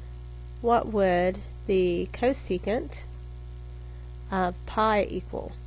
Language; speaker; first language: English; native; English